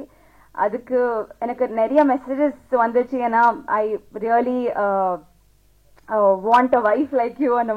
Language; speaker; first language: Tamil; non-native, local second language; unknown